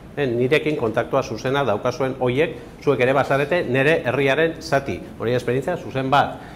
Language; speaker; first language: Basque; native; Basque